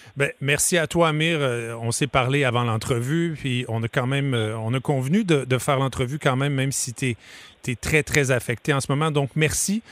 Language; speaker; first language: French; native; French